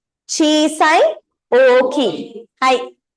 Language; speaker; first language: Japanese; non-native, fluent; Tamil